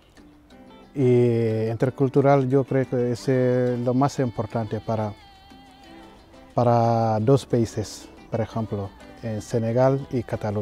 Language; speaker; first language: Spanish; non-native, learner; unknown